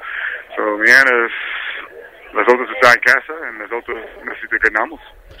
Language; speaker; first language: Spanish; non-native, learner; English